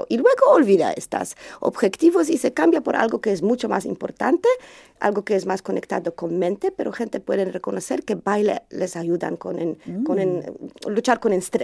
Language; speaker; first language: Spanish; non-native, learner; Polish